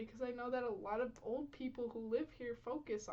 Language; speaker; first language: English; native; English